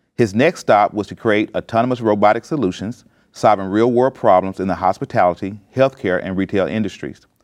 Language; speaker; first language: English; native; English